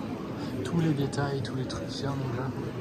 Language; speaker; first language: French; native; French